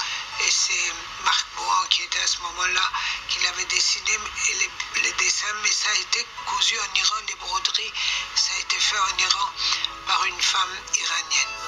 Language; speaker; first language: French; non-native, fluent; Persian